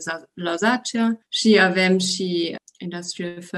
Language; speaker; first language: Romanian; non-native, learner; German